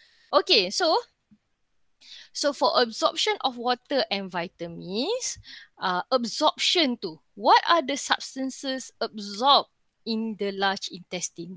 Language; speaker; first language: English; non-native, local second language; Malay